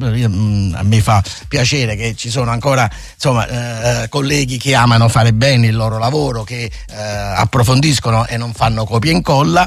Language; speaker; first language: Italian; native; Italian